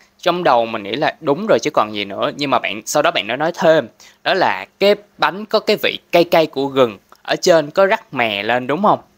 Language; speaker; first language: Vietnamese; non-native, local second language; Cantonese